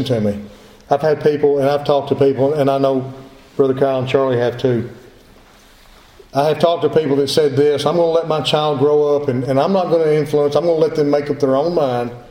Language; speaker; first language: English; native; English